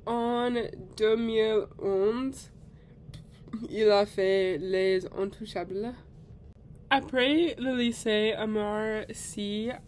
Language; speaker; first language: French; non-native, learner; English